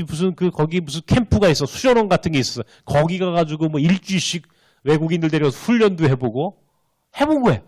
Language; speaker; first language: Korean; native; Korean